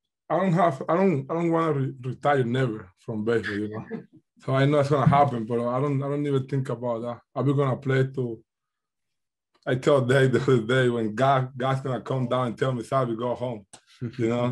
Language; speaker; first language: English; non-native, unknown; Spanish